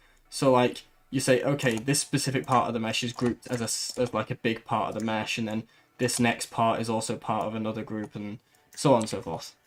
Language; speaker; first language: English; native; English